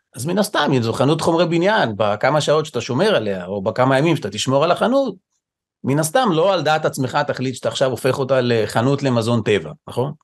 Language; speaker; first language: Hebrew; native; Hebrew